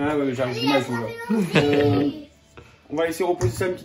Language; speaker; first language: French; native; French